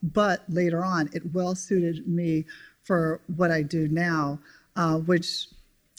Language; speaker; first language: English; native; English